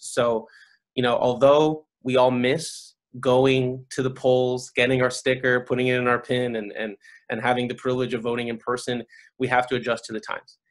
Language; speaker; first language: English; early bilingual, other home language; Spanish